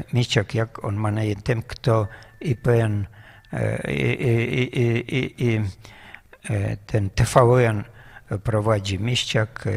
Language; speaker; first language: Polish; non-native, fluent; Russian